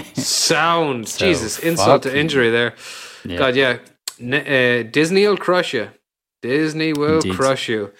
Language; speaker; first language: English; native; English